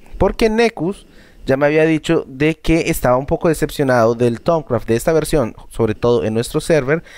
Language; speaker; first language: Spanish; native; Spanish